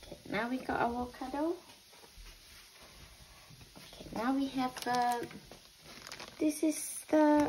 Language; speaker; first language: English; non-native, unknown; Thai